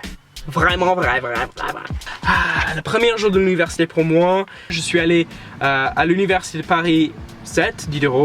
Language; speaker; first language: French; non-native, fluent; English